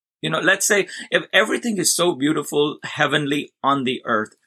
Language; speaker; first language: English; non-native, local second language; Gujarati